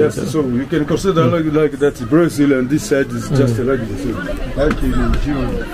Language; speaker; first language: English; non-native, fluent; Swahili